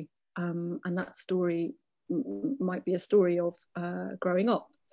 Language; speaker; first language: English; native; English